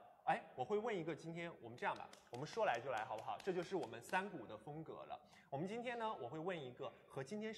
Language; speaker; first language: Chinese; native; Chinese